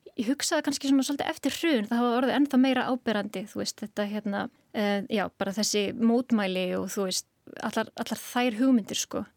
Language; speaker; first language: Icelandic; native; Icelandic